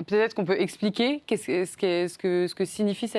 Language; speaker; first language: French; native; French